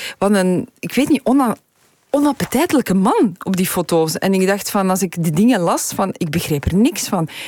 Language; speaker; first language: Dutch; early bilingual, other home language; Polish